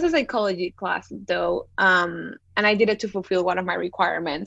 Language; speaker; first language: English; non-native, fluent; Spanish